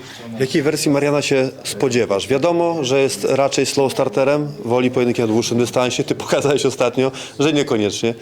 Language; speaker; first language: Polish; native; Polish